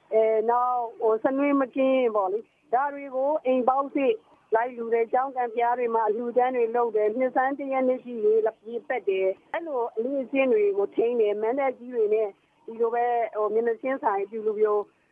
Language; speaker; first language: Burmese; native; Burmese